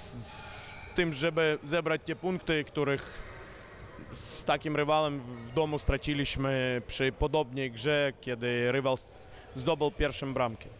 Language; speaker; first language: Polish; non-native, fluent; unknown